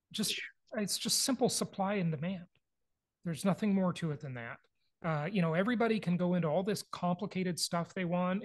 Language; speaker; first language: English; native; English